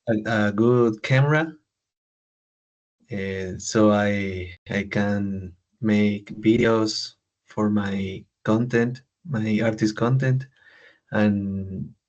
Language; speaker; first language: English; non-native, learner; Spanish